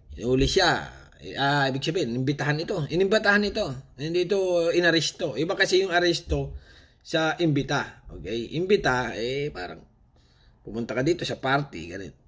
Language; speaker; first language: Filipino; non-native, local second language; Cebuano